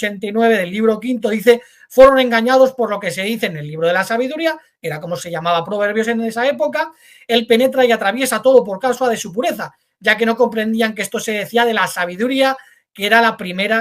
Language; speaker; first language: Spanish; native; Spanish